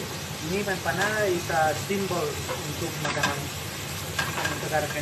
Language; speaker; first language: Indonesian; non-native, learner; Spanish